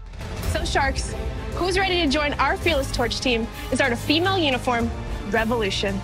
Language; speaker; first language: English; native; English